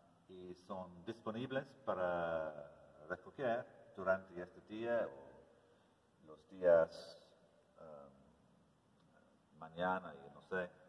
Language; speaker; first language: Spanish; non-native, learner; English